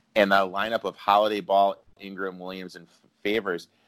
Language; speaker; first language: English; native; English